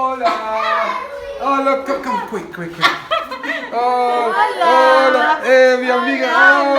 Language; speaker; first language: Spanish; non-native, learner; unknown